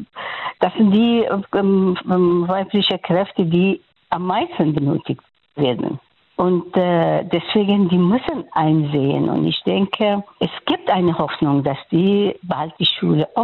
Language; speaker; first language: German; non-native, fluent; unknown